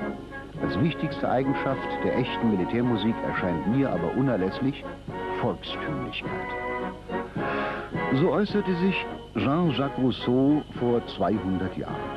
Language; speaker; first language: German; native; German